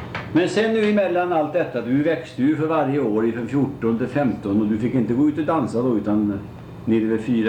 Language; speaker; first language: Swedish; native; Swedish